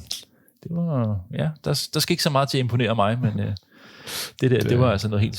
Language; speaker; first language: Danish; native; Danish